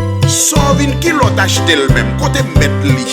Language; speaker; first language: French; non-native, learner; Haitian Creole